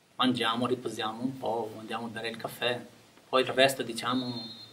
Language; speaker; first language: Italian; non-native, fluent; Albanian